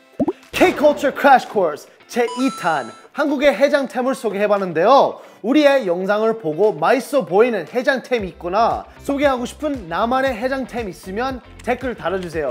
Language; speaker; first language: Korean; non-native, fluent; English